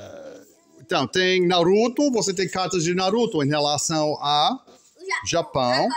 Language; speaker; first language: Portuguese; non-native, fluent; English